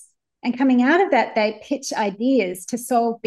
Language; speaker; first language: English; native; English